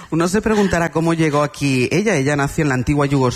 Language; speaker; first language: Spanish; native; Spanish